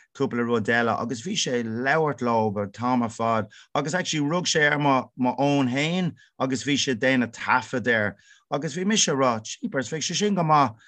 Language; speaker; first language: Irish; non-native, local second language; English